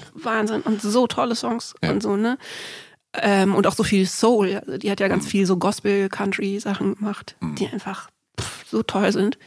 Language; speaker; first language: German; native; German